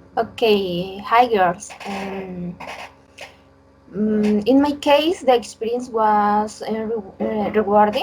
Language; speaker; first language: English; non-native, learner; Spanish